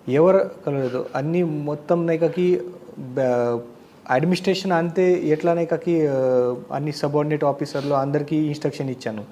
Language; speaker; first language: Telugu; non-native, fluent; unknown